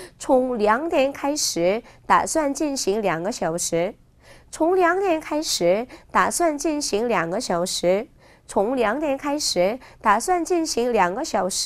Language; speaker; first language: Chinese; non-native, fluent; Korean